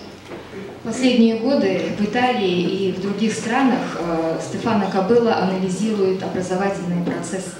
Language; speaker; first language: Russian; native; Russian